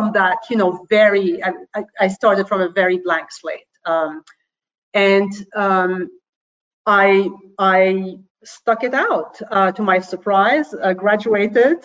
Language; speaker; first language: English; non-native, fluent; French